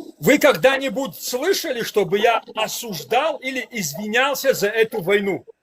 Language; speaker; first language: Russian; non-native, local second language; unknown